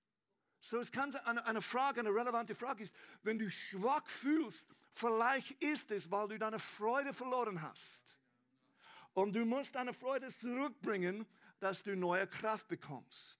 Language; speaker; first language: German; non-native, learner; English